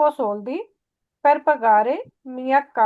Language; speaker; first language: Italian; non-native, learner; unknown